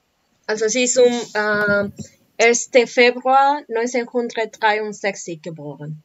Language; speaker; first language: German; non-native, learner; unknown